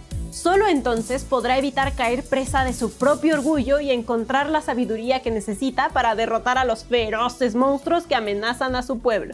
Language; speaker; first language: Spanish; native; Spanish